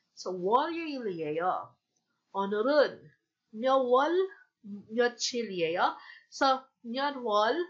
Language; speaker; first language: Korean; non-native, fluent; Filipino